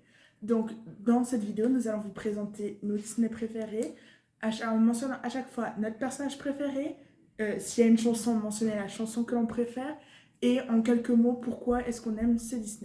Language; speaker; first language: French; native; French